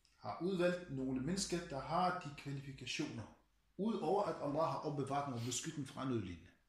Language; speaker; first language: Danish; early bilingual, other home language; Arabic